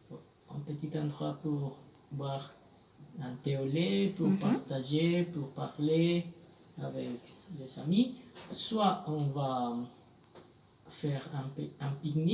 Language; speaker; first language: French; non-native, fluent; Spanish